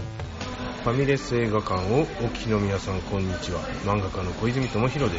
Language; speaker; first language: Japanese; native; Japanese